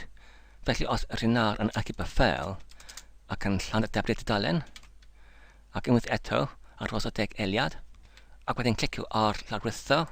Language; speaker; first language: Welsh; non-native, learner; English